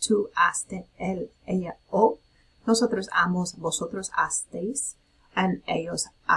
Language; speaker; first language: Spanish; non-native, fluent; English